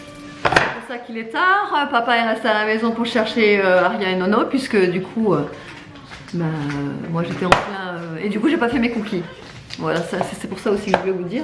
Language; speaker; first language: French; native; French